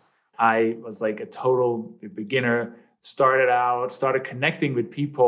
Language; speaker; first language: English; non-native, fluent; Danish